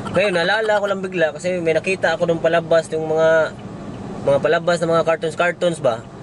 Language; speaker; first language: Filipino; non-native, local second language; Cebuano